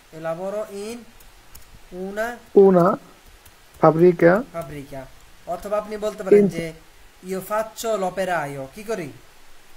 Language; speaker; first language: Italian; non-native, fluent; Bangla